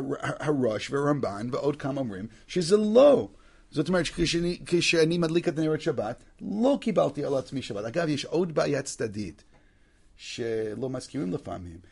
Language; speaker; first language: Hebrew; non-native, fluent; English